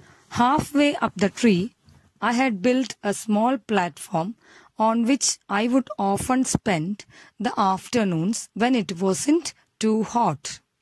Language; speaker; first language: English; non-native, local second language; Malayalam